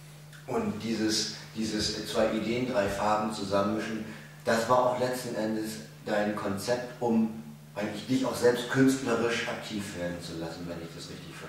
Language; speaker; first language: German; native; German